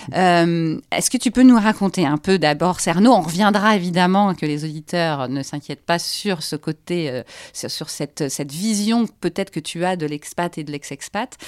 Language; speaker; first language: French; native; French